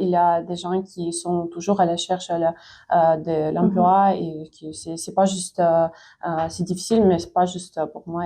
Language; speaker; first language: French; non-native, fluent; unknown